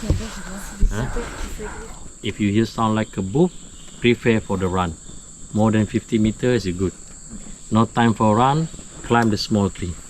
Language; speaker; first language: English; non-native, local second language; Malay